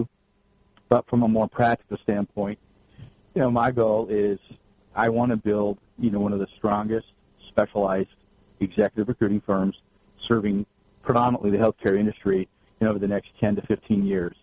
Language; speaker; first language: English; native; English